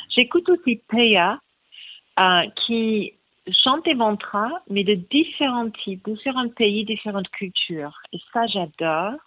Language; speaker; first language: French; non-native, fluent; English